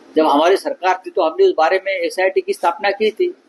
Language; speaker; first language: Hindi; non-native, local second language; Marathi